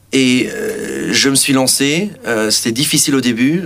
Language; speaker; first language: French; non-native, local second language; Portuguese